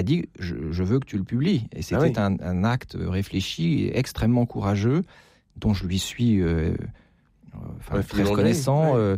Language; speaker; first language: French; native; French